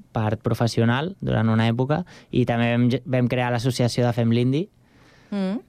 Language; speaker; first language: Catalan; native; Catalan